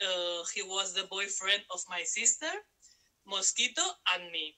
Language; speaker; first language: English; non-native, learner; Spanish